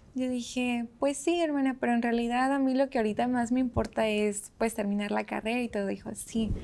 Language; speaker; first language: Spanish; native; Spanish